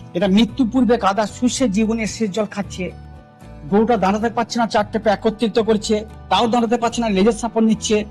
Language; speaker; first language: Bangla; non-native, local second language; Santali